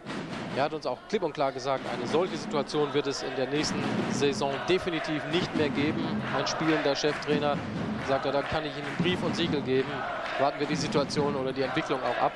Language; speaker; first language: German; native; German